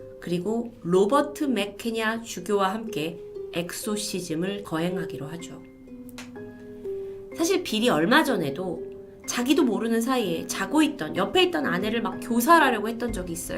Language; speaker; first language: Korean; native; Korean